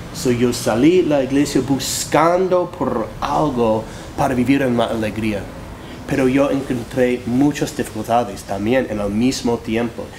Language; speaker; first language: Spanish; non-native, fluent; English